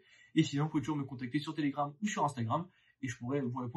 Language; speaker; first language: French; native; French